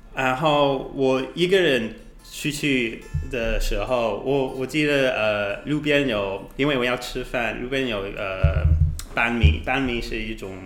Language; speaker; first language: Chinese; non-native, learner; English